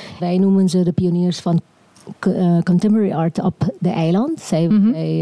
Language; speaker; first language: Dutch; non-native, local second language; Papiamento